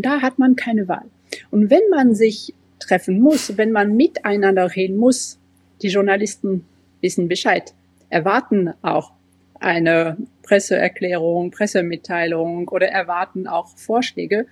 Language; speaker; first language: German; non-native, fluent; French